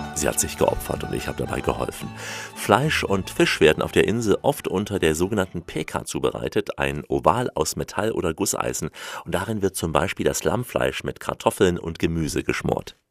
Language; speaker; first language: German; native; German